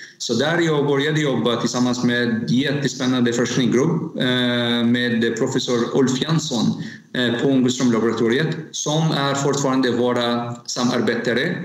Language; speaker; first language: Swedish; non-native, learner; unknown